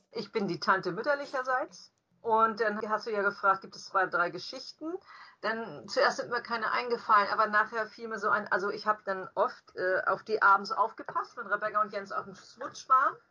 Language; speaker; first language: German; native; German